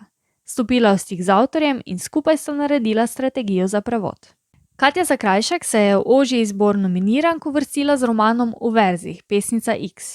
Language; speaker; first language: Slovenian; native; Slovenian